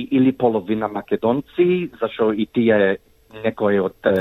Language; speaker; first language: Macedonian; early bilingual, heritage; Macedonian